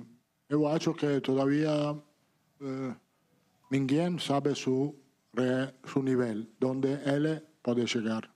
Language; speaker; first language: Portuguese; non-native, fluent; Italian